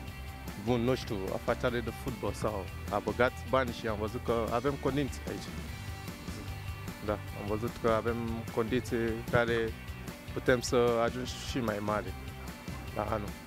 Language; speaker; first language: Romanian; non-native, learner; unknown